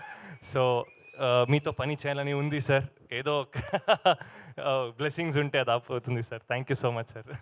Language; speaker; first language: Telugu; non-native, learner; Kannada